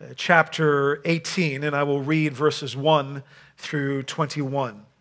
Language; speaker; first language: English; non-native, fluent; Dutch